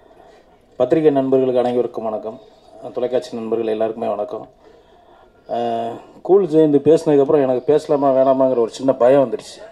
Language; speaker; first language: Tamil; native; Tamil